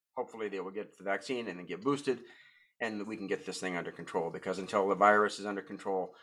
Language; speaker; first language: English; native; English